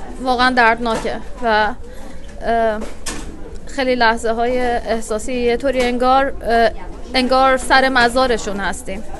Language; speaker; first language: Persian; native; Persian